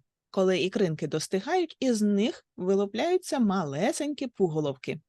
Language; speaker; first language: Ukrainian; native; Ukrainian